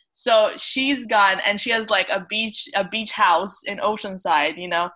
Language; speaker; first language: English; non-native, fluent; Romanian